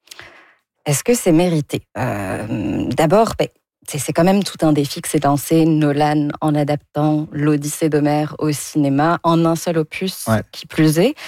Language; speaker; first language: French; native; French